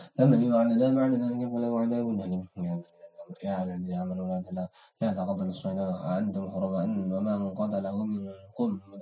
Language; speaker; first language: Arabic; non-native, learner; Indonesian